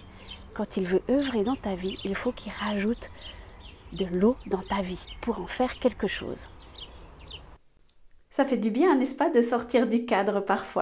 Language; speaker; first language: French; native; French